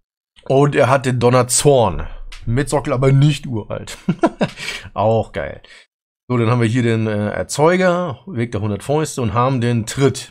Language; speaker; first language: German; native; German